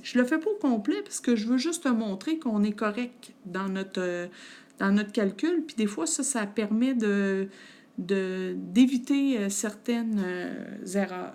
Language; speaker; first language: French; native; French